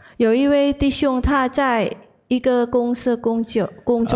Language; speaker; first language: Chinese; non-native, learner; Indonesian